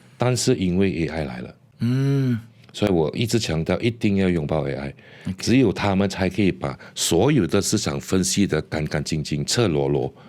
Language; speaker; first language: Chinese; native; Chinese